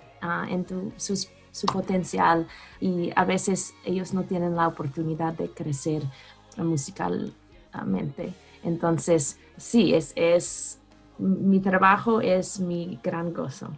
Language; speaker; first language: Spanish; non-native, fluent; English